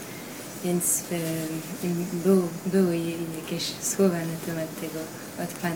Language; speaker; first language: Polish; early bilingual, heritage; Polish